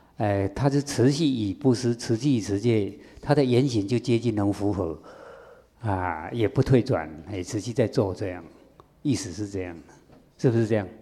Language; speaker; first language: Chinese; native; Chinese